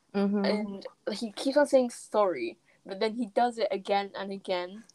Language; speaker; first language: English; native; English